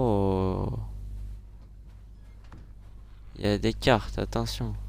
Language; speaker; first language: French; native; French